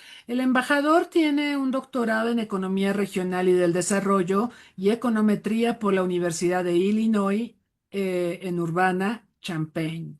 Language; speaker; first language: Spanish; native; Spanish